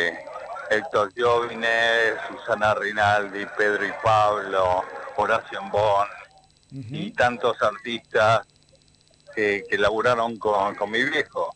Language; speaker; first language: Spanish; native; Spanish